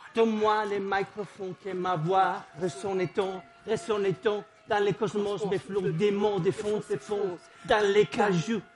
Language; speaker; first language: Spanish; non-native, fluent; Wolof